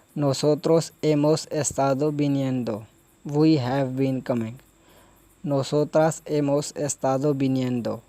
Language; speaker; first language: Spanish; non-native, fluent; Urdu